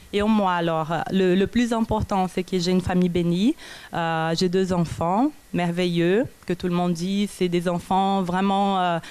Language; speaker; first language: French; non-native, fluent; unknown